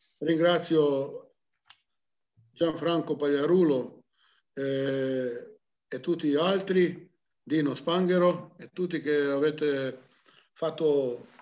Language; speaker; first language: Italian; non-native, local second language; Slovenian